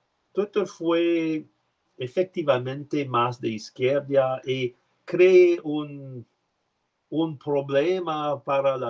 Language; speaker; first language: Spanish; non-native, learner; French